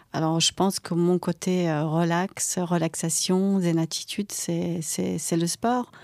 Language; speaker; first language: French; non-native, fluent; Croatian